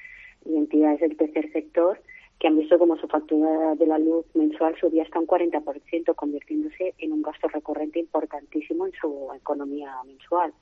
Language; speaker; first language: Spanish; native; Spanish